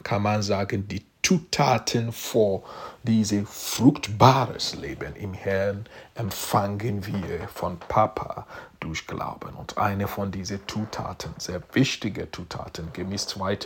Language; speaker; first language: German; non-native, fluent; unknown